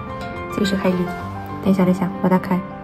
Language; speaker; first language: Chinese; non-native, learner; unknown